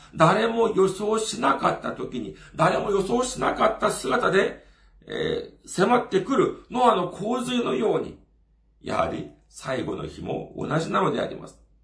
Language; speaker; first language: Japanese; non-native, fluent; Korean